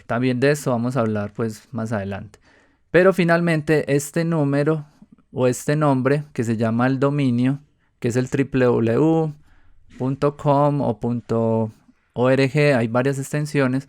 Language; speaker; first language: Spanish; native; Spanish